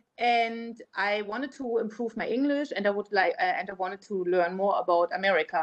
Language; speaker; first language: English; non-native, fluent; German